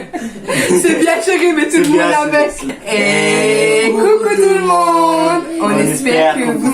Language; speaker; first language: French; native; French